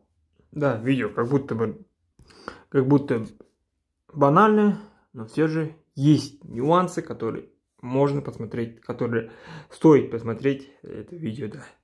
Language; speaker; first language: Russian; non-native, local second language; Kazakh